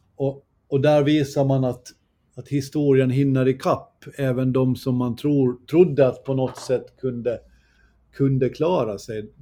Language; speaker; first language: Swedish; native; Swedish